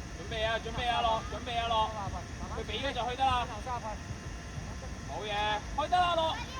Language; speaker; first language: Cantonese; native; Cantonese